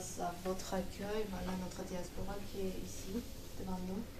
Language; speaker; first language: French; non-native, fluent; Armenian